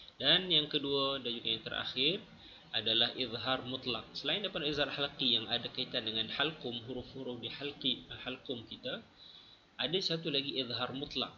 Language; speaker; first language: Malay; native; Malay